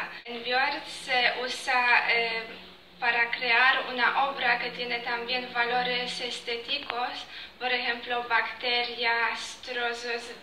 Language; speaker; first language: Spanish; non-native, fluent; Polish